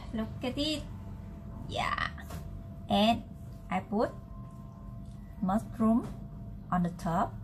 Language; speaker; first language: English; non-native, learner; Vietnamese